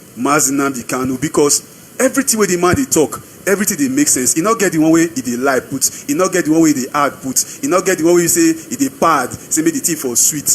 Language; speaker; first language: Nigerian Pidgin; non-native, local second language; Igbo